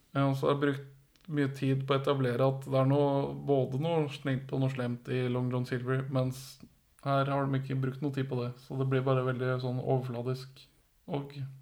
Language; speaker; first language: Norwegian; native; Norwegian